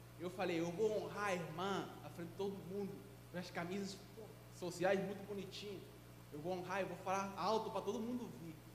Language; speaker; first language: Portuguese; non-native, fluent; Spanish